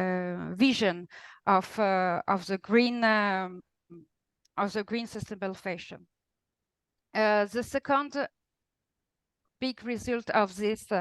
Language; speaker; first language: English; non-native, fluent; Italian